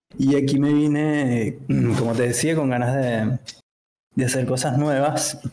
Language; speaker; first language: Spanish; native; Spanish